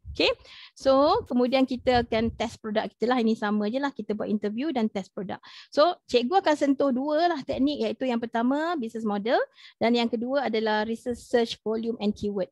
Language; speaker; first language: Malay; native; Malay